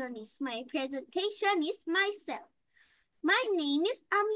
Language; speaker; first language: English; non-native, learner; Bangla